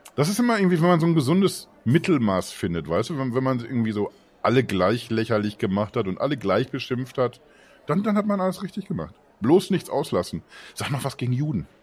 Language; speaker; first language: German; native; German